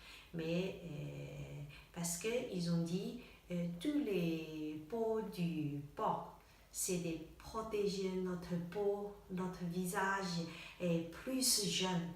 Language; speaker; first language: French; non-native, learner; Chinese